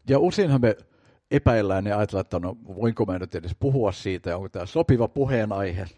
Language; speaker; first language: Finnish; native; Finnish